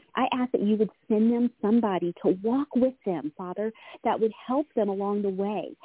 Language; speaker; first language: English; native; English